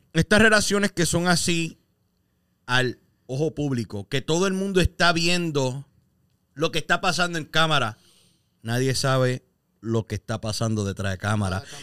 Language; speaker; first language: Spanish; native; Spanish